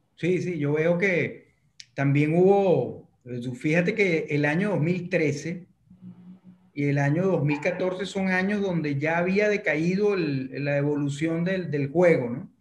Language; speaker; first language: Spanish; native; Spanish